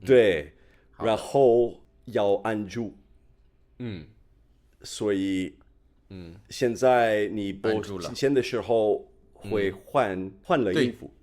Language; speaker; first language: Chinese; non-native, fluent; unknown